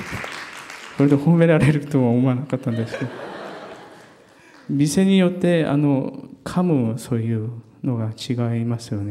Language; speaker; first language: Japanese; non-native, fluent; Korean